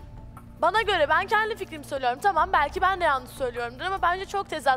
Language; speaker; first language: Turkish; native; Turkish